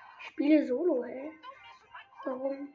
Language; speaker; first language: German; native; German